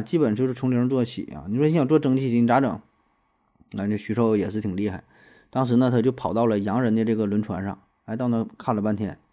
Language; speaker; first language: Chinese; native; Chinese